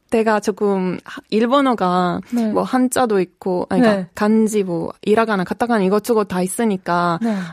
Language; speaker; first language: Korean; non-native, fluent; Italian